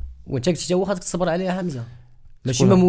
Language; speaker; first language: Arabic; native; Arabic